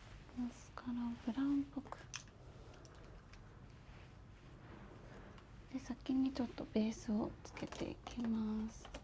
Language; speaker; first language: Japanese; native; Japanese